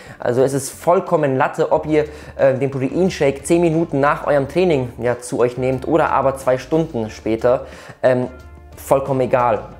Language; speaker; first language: German; early bilingual, other home language; Polish